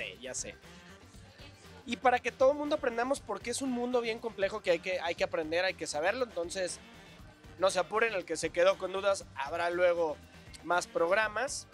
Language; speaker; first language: Spanish; native; Spanish